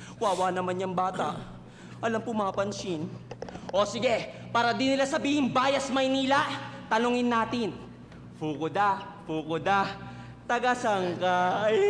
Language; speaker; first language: Filipino; native; Filipino